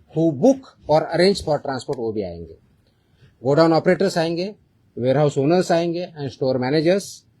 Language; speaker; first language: Hindi; non-native, local second language; Marathi